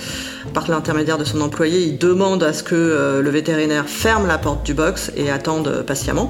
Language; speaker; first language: French; native; French